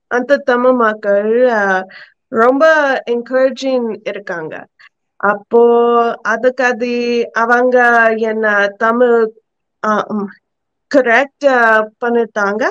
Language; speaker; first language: Tamil; non-native, learner; English